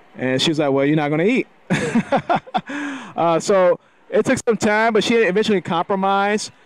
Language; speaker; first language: English; native; English